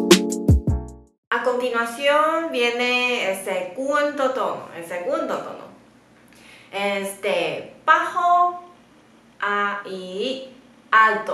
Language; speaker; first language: Spanish; non-native, fluent; Chinese